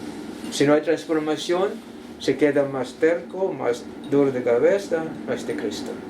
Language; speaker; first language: Spanish; non-native, learner; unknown